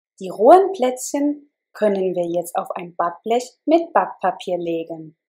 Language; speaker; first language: German; native; German